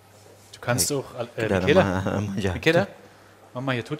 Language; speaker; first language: German; native; German